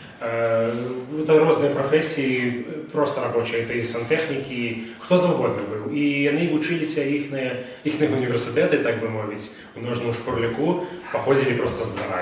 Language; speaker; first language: Belarusian; non-native, local second language; Russian